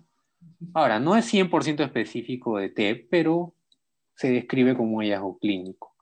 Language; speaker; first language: Spanish; native; Spanish